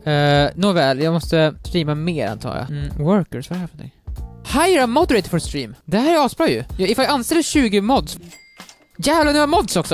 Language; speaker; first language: Swedish; native; Swedish